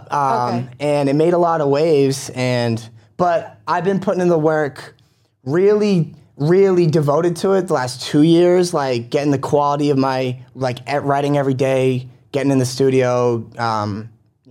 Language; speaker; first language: English; native; English